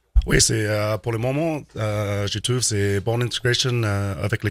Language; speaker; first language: French; non-native, learner; English